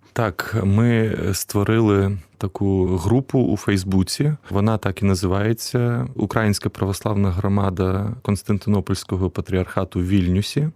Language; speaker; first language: Ukrainian; native; Ukrainian